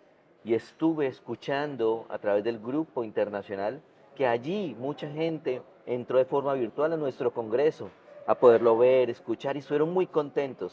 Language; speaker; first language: Spanish; native; Spanish